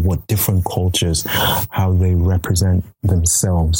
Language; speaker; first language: English; non-native, local second language; Yoruba